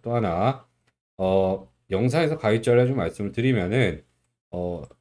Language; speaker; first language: Korean; native; Korean